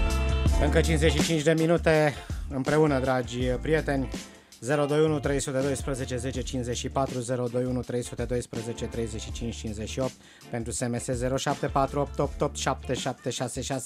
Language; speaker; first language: Romanian; native; Romanian